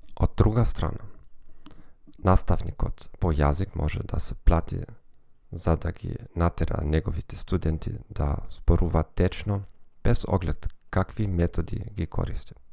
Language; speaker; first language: Macedonian; non-native, learner; German